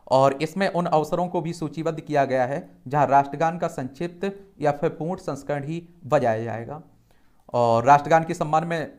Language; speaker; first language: Hindi; native; Hindi